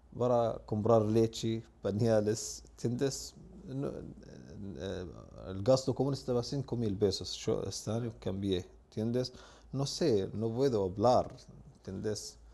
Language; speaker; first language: Spanish; non-native, learner; Arabic